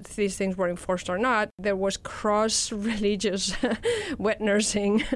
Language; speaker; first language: English; non-native, fluent; Spanish